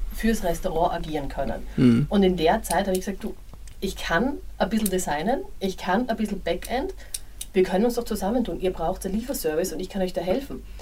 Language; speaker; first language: German; native; German